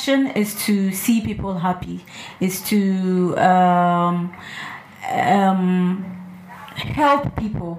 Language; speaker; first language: English; non-native, local second language; Ewe